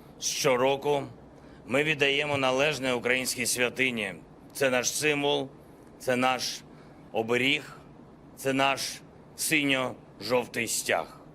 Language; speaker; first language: Ukrainian; non-native, local second language; Russian